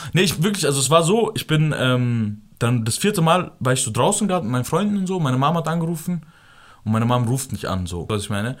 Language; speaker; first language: German; early bilingual, other home language; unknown